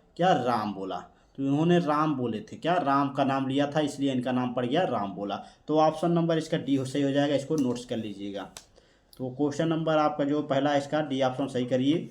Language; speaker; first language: Hindi; native; Hindi